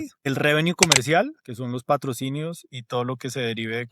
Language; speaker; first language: Spanish; native; Spanish